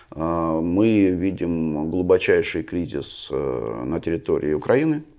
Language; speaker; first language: Russian; native; Russian